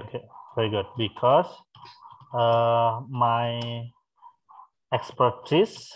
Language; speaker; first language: English; non-native, fluent; Indonesian